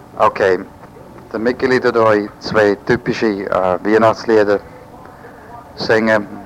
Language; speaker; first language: German; native; German